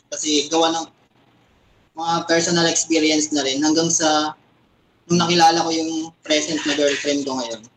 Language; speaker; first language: Filipino; native; Filipino